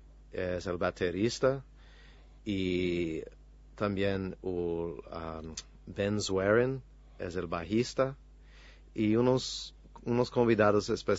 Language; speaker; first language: Spanish; non-native, fluent; English